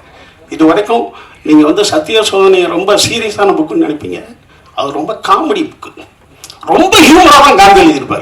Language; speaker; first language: Tamil; native; Tamil